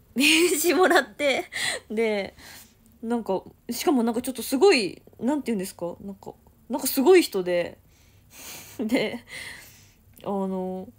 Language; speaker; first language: Japanese; native; Japanese